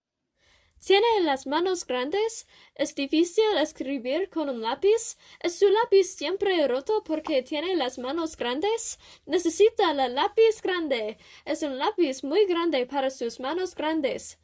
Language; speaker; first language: Spanish; non-native, learner; English